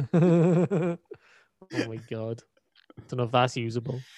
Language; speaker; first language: English; native; English